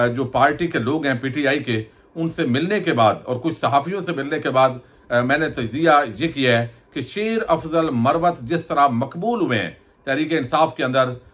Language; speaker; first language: Urdu; native; Urdu